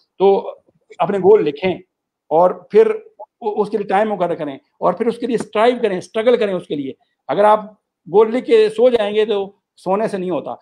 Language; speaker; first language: Urdu; non-native, local second language; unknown